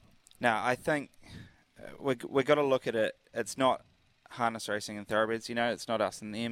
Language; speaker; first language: English; native; English